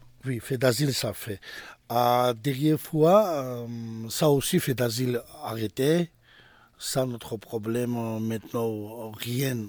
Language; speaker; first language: French; non-native, learner; Georgian